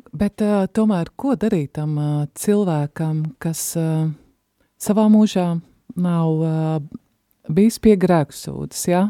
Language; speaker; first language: Latvian; native; Latvian